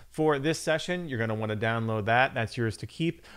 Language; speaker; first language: English; native; English